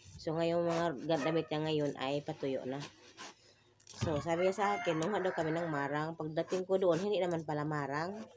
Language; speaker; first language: Filipino; non-native, local second language; Cebuano